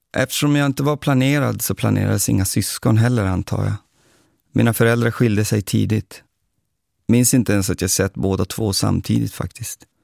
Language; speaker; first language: Swedish; native; Swedish